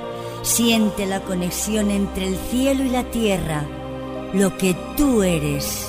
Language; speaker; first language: Spanish; native; Spanish